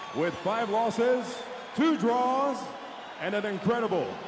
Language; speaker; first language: English; native; English